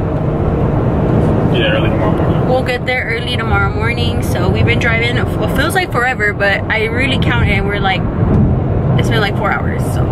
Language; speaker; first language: English; native; English